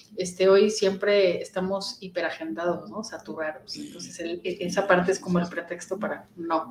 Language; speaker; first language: Spanish; native; Spanish